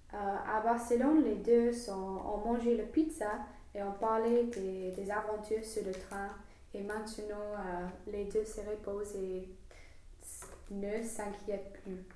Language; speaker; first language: French; non-native, learner; English